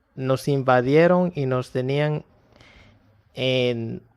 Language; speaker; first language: Spanish; early bilingual, other home language; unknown